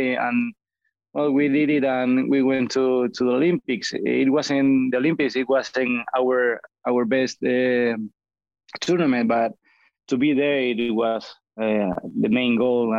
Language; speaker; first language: English; non-native, fluent; Spanish